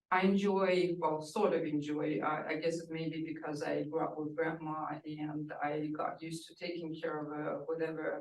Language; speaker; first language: English; non-native, fluent; Russian